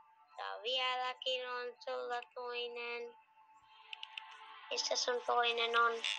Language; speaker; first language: Finnish; early bilingual, other home language; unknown